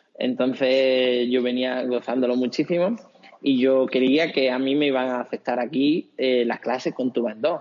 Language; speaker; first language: Spanish; native; Spanish